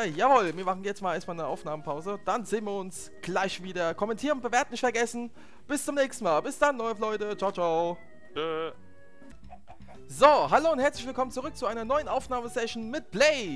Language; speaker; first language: German; native; German